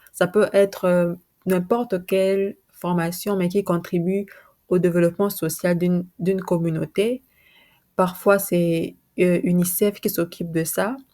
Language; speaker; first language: French; non-native, local second language; Lingala